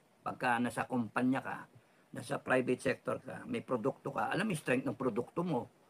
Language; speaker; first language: Filipino; non-native, local second language; Cebuano